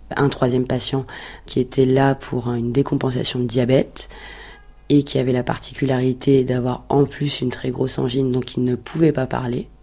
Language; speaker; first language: French; native; French